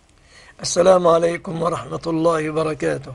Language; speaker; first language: Arabic; native; Arabic